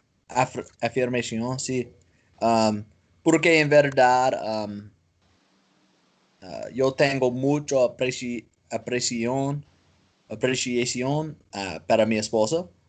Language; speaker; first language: Spanish; non-native, learner; English